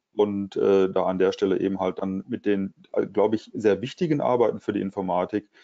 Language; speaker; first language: German; native; German